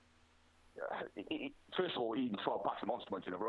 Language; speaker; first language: English; native; English